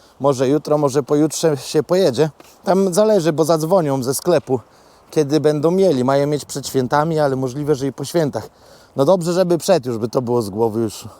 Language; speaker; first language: Polish; native; Polish